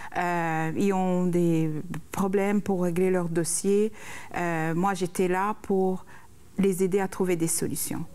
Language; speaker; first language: French; non-native, local second language; Rundi